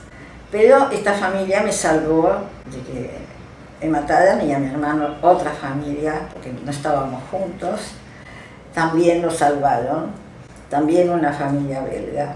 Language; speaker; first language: Spanish; early bilingual, other home language; French